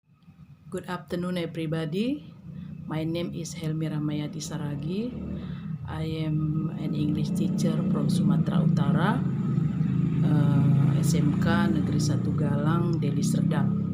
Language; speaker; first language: English; non-native, learner; Indonesian